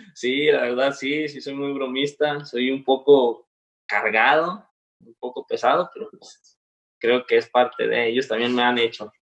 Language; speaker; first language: Spanish; native; Spanish